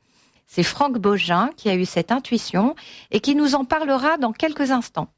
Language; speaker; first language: French; native; French